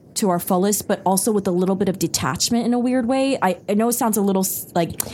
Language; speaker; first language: English; early bilingual, other home language; Min Nan Chinese